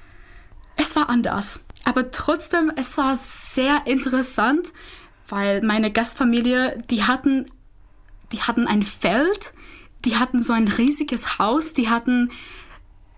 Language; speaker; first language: German; non-native, fluent; Czech